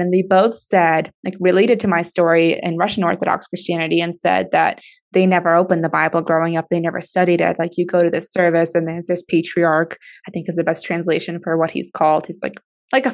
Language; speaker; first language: English; early bilingual, other home language; Russian